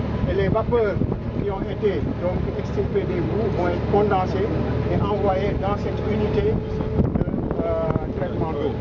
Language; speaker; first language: French; non-native, local second language; Wolof